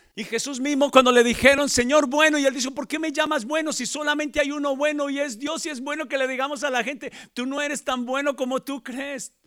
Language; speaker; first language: Spanish; native; Spanish